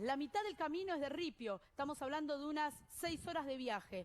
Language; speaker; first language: Spanish; native; Spanish